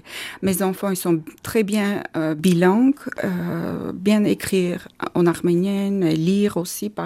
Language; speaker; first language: French; non-native, learner; Armenian